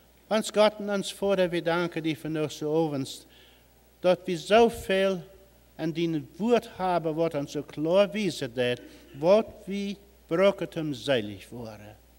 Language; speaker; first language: German; early bilingual, heritage; German